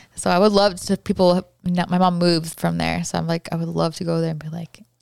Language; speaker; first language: English; native; English